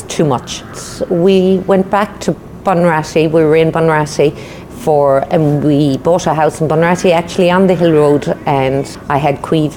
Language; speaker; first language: English; native; English